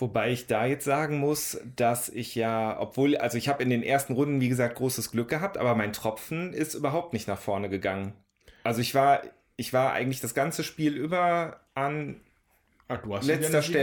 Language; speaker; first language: German; native; German